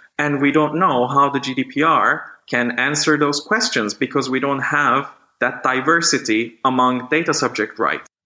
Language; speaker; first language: English; non-native, fluent; Turkish